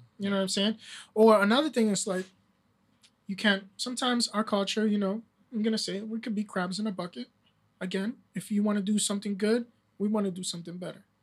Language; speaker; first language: English; early bilingual, other home language; Spanish